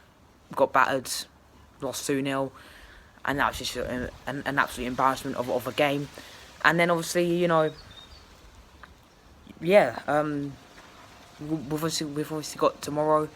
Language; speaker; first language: English; native; English